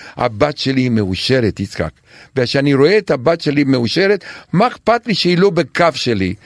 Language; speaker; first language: Hebrew; non-native, fluent; Romanian